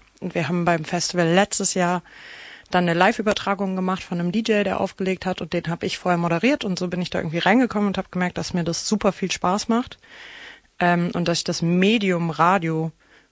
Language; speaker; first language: German; native; German